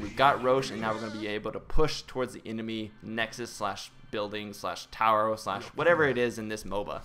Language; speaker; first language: English; native; English